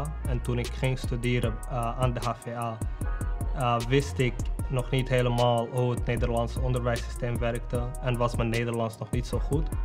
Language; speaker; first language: Dutch; non-native, fluent; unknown